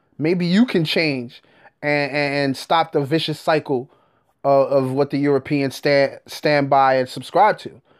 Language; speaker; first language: English; native; English